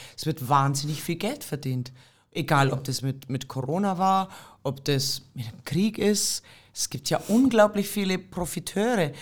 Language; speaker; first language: German; native; German